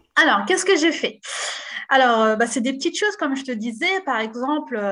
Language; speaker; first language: French; native; French